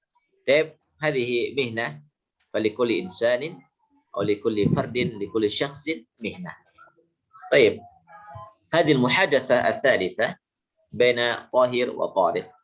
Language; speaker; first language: Arabic; non-native, fluent; Indonesian